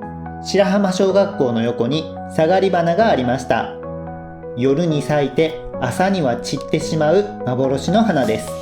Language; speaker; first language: Japanese; native; Japanese